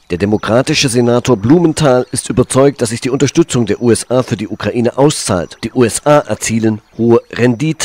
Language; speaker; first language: German; native; German